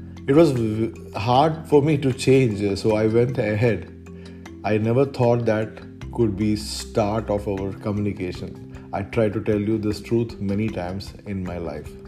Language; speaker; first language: English; non-native, local second language; Malayalam